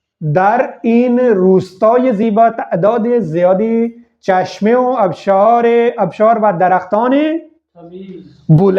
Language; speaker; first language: Persian; non-native, fluent; Urdu